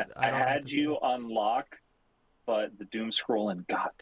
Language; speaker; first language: English; native; English